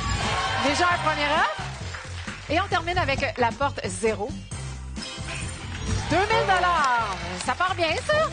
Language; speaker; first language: French; native; French